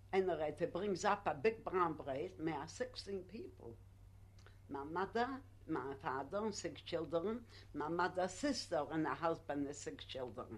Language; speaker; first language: English; non-native, learner; Polish